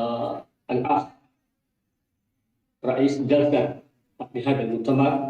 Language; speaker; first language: Arabic; non-native, fluent; Indonesian